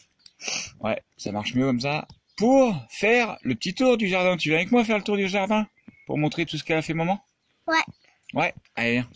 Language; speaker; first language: French; native; French